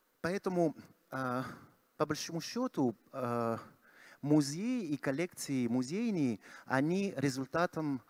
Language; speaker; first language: Russian; non-native, fluent; French